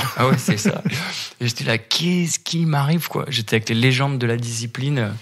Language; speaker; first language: French; native; French